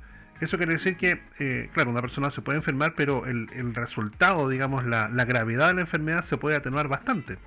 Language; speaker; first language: Spanish; native; Spanish